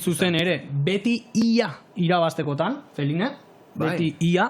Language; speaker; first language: Basque; native; Basque